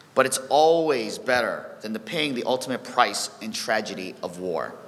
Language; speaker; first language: English; early bilingual, other home language; Korean